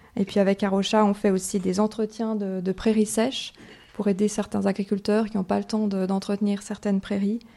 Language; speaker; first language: French; native; French